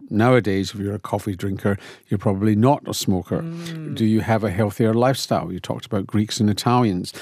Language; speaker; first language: English; native; English